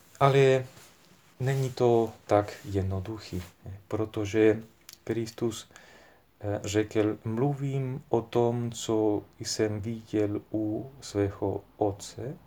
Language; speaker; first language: Czech; non-native, fluent; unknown